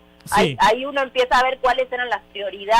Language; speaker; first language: Spanish; native; Spanish